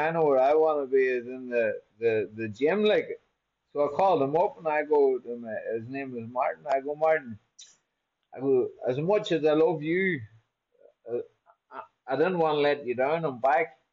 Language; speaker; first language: English; native; English